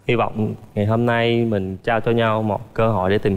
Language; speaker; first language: Vietnamese; native; Vietnamese